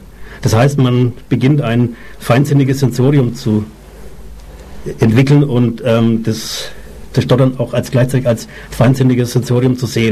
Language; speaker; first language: German; native; German